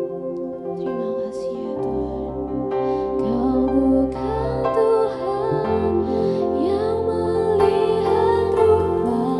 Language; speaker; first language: Indonesian; native; Indonesian